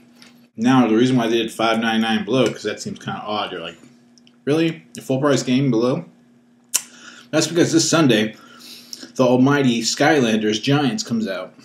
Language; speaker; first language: English; native; English